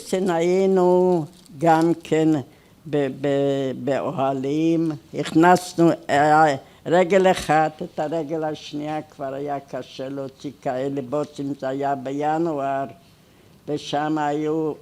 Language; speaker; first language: Hebrew; non-native, fluent; Hungarian